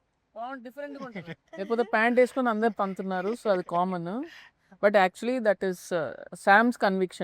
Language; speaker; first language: Telugu; native; Telugu